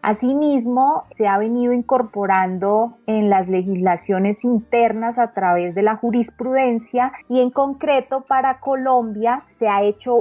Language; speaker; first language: Spanish; native; Spanish